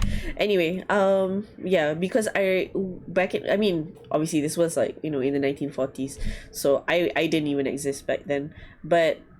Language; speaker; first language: English; non-native, learner; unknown